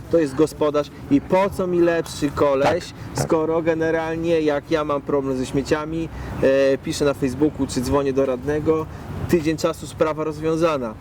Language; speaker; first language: Polish; native; Polish